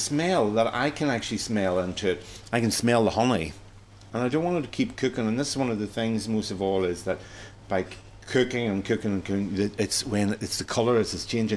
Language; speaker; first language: English; native; English